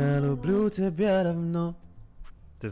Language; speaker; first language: Russian; non-native, learner; Indonesian